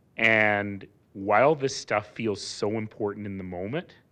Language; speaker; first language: English; native; English